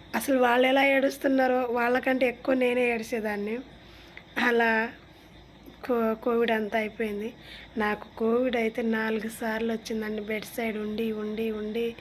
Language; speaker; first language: Telugu; non-native, local second language; Lambadi